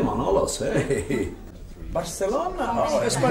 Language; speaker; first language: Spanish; non-native, learner; English